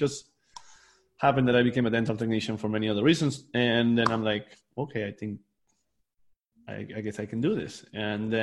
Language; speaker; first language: English; non-native, fluent; Spanish